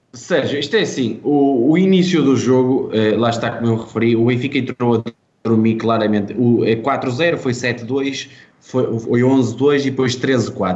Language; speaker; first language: Portuguese; native; Portuguese